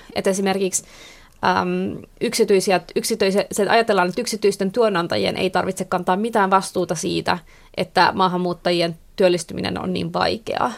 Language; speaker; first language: Finnish; native; Finnish